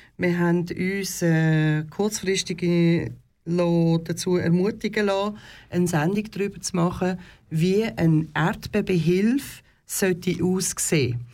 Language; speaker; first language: German; early bilingual, other home language; Turkish